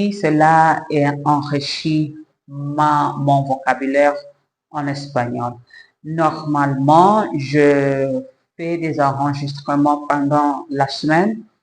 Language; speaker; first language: French; non-native, learner; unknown